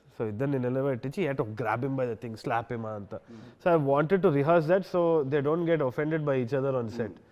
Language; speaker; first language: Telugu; native; Telugu